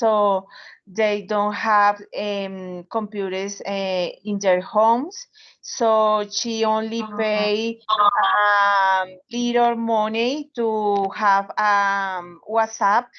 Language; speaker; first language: English; non-native, learner; Spanish